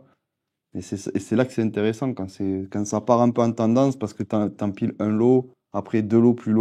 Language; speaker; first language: French; native; French